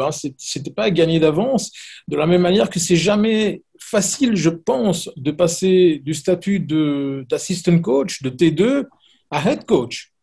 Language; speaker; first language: French; native; French